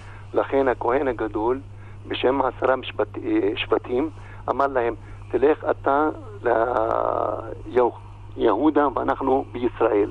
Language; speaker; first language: Hebrew; non-native, local second language; Arabic